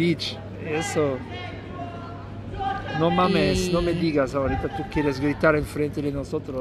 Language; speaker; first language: Spanish; non-native, learner; German